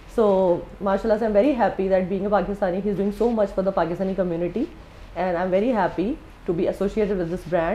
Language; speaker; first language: English; non-native, local second language; Urdu